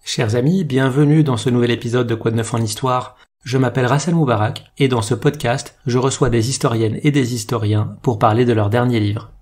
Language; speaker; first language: French; native; French